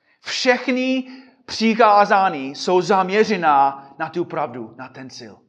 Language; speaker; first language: Czech; non-native, fluent; English